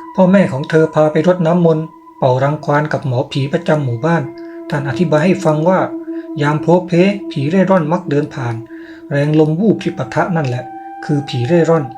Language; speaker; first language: Thai; native; Thai